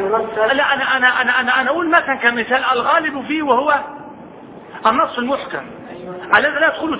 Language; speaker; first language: Arabic; native; Arabic